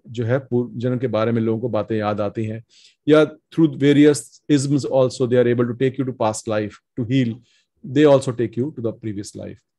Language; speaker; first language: Hindi; native; Hindi